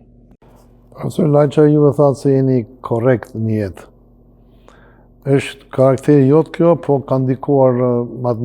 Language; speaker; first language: Albanian; native; Albanian